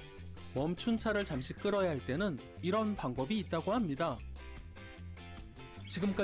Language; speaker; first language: Korean; native; Korean